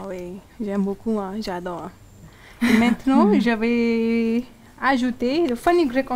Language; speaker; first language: French; non-native, learner; Hindi